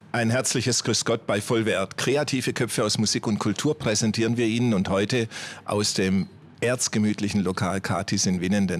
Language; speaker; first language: German; native; German